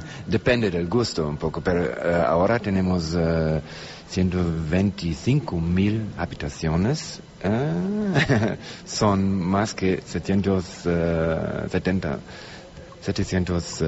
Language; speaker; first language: Spanish; non-native, learner; German